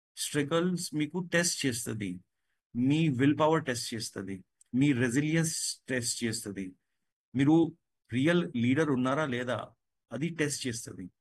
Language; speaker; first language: Telugu; non-native, fluent; Gujarati